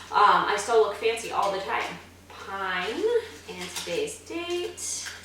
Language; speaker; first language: English; native; English